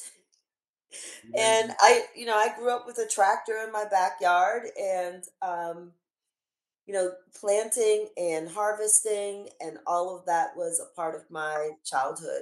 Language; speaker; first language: English; native; English